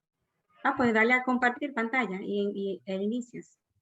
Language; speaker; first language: Spanish; native; Spanish